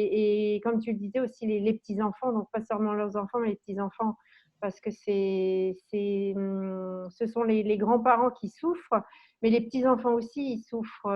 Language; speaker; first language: French; native; French